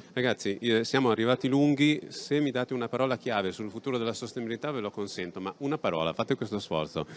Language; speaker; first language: Italian; native; Italian